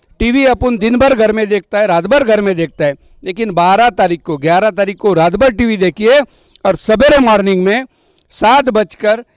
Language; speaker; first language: Hindi; non-native, local second language; Lambadi